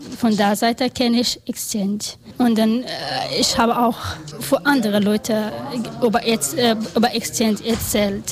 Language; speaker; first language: German; non-native, learner; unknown